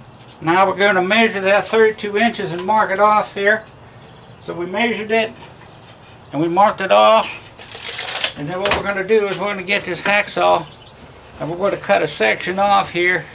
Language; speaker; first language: English; native; English